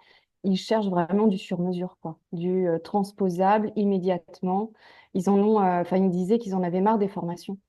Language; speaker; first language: French; native; French